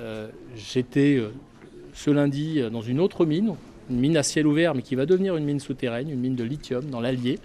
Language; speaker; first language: French; native; French